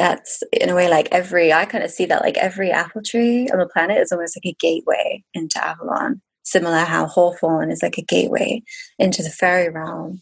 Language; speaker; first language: English; native; English